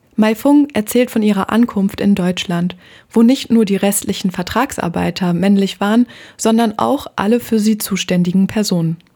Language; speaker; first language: German; native; German